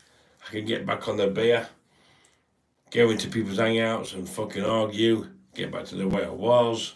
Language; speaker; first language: English; native; English